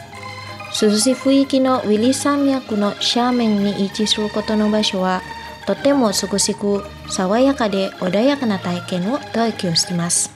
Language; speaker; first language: Japanese; non-native, fluent; Indonesian